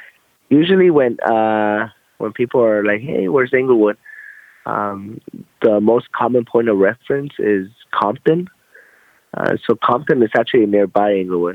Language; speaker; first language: English; native; English